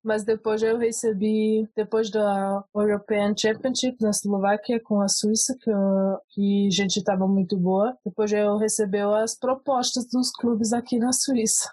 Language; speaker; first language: Portuguese; early bilingual, heritage; Portuguese